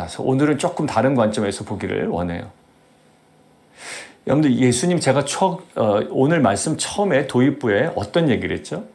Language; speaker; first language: Korean; native; Korean